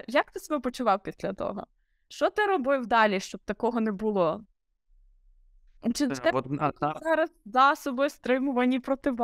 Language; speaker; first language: Ukrainian; native; Ukrainian